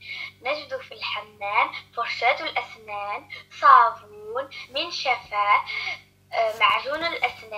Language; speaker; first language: Arabic; non-native, learner; French